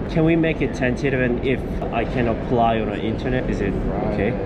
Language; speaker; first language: English; non-native, learner; Korean